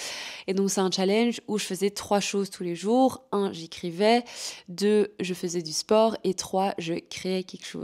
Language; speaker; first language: French; native; French